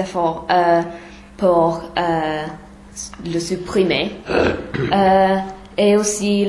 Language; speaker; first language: French; non-native, fluent; English